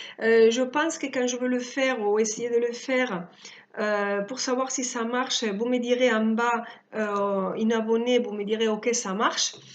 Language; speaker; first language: French; early bilingual, other home language; Spanish